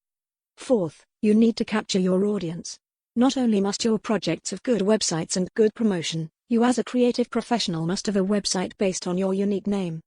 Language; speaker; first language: English; native; English